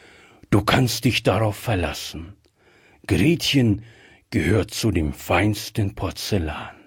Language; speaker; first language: German; native; German